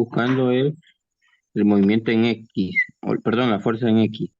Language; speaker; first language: Spanish; native; Spanish